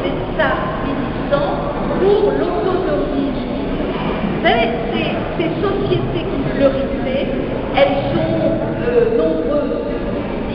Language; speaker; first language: French; native; French